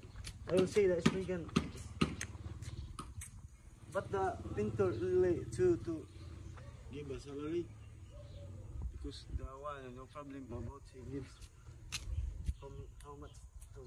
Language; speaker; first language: English; non-native, learner; Cebuano